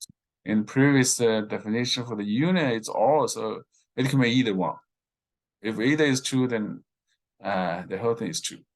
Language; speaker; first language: English; non-native, fluent; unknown